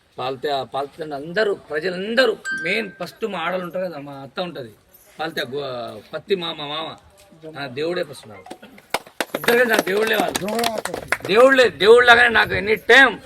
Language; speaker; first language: Telugu; non-native, local second language; Lambadi